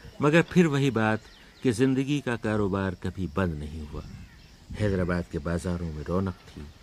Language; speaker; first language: Urdu; native; Urdu